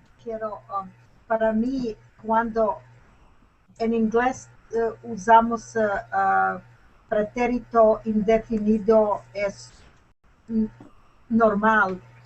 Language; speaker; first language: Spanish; non-native, learner; English